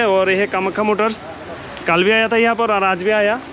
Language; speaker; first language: Hindi; non-native, local second language; Bangla